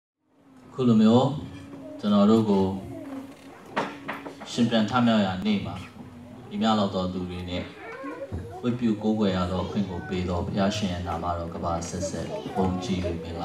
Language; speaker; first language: Burmese; native; Burmese